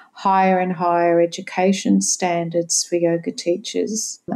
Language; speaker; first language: English; native; English